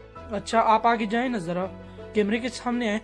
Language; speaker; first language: Urdu; native; Urdu